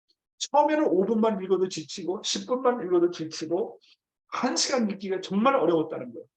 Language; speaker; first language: Korean; native; Korean